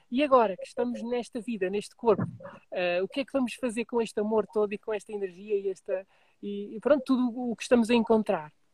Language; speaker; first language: Portuguese; native; Portuguese